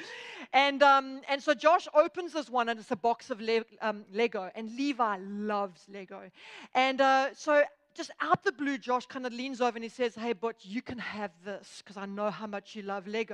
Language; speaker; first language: English; native; English